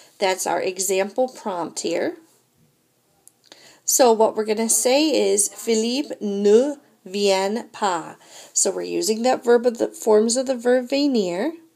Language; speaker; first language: English; native; English